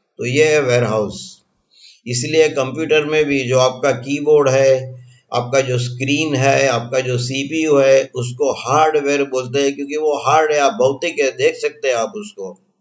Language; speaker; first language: Hindi; non-native, local second language; Gujarati